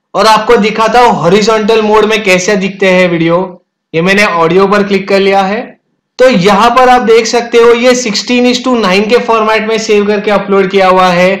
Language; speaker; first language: Hindi; native; Hindi